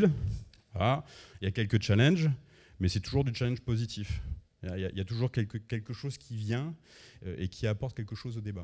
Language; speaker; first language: French; native; French